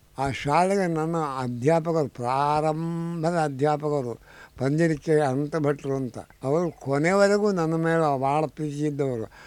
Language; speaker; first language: Kannada; non-native, local second language; Tulu